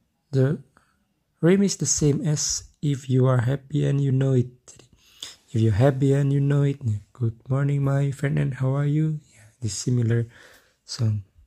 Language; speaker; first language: English; non-native, fluent; Indonesian